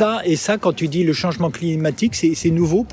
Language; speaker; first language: French; native; French